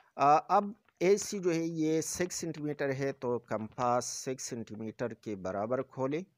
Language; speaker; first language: Urdu; non-native, local second language; Pashto